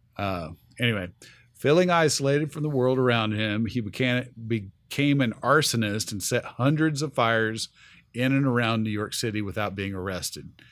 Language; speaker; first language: English; native; English